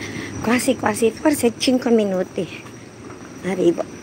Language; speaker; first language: Italian; non-native, local second language; Filipino